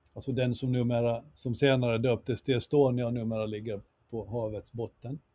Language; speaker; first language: Swedish; native; Swedish